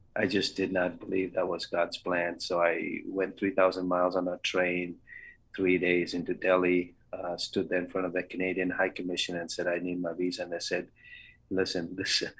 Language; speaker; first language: English; non-native, local second language; Kannada